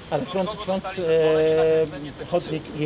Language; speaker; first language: Polish; non-native, learner; English